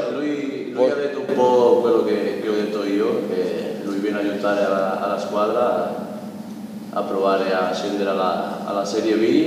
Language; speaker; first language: Italian; non-native, fluent; Spanish